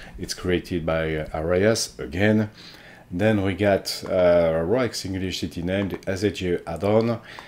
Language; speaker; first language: English; non-native, fluent; French